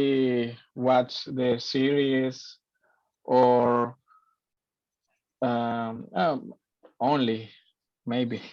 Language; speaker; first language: English; non-native, learner; Spanish